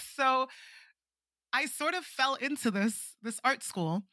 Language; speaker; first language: English; non-native, local second language; Igbo